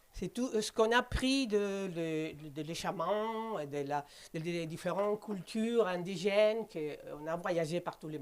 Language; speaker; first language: French; non-native, fluent; Spanish